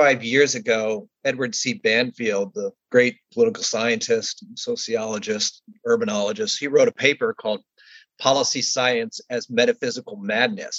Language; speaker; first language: English; native; English